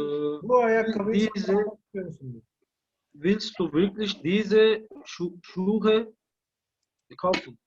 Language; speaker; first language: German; non-native, learner; Turkish